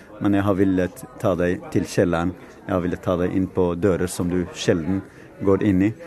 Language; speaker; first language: Norwegian; non-native, fluent; Kurdish